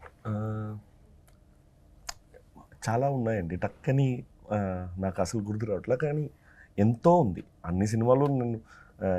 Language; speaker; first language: Telugu; non-native, local second language; Tamil